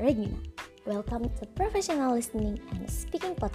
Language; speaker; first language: English; non-native, learner; Indonesian